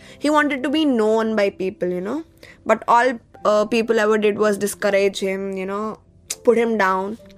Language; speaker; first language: English; non-native, local second language; Telugu